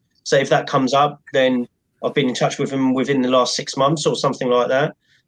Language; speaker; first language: English; native; English